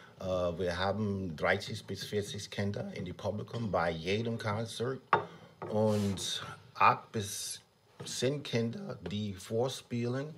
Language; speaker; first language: German; non-native, learner; English